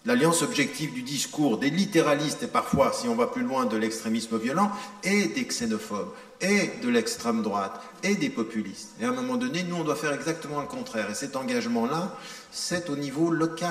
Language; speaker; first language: French; native; French